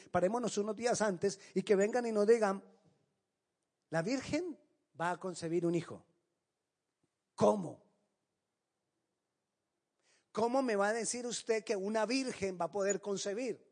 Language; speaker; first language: Spanish; native; Spanish